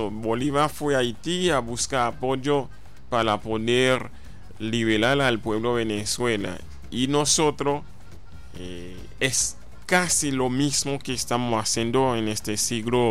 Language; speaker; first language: Spanish; non-native, fluent; Haitian Creole